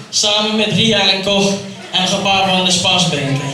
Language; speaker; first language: Dutch; native; Dutch